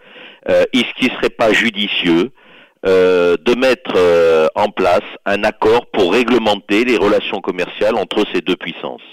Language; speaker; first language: French; native; French